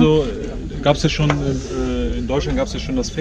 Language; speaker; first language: German; native; German